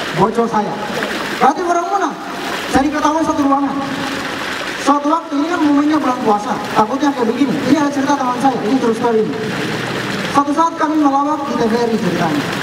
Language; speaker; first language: Indonesian; non-native, local second language; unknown